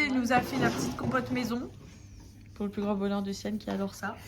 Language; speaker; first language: French; native; French